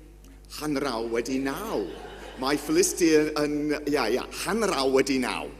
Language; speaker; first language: Welsh; non-native, fluent; English